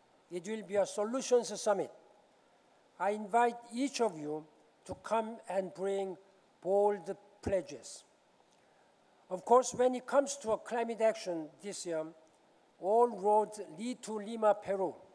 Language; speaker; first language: English; non-native, fluent; Korean